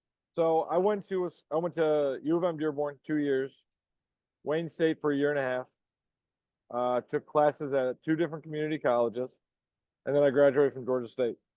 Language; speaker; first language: English; native; English